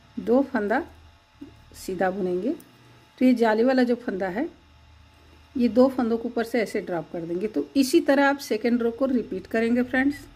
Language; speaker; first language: Hindi; native; Hindi